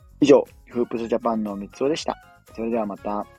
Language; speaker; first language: Japanese; native; Japanese